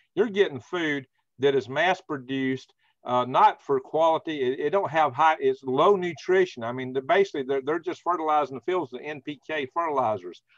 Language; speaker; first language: English; native; English